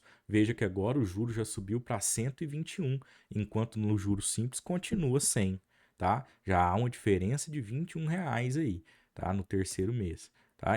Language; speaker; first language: Portuguese; native; Portuguese